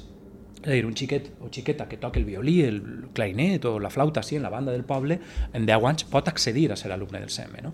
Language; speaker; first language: Catalan; native; Catalan